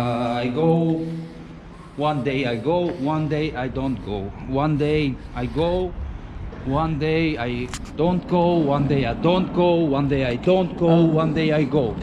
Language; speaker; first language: English; non-native, learner; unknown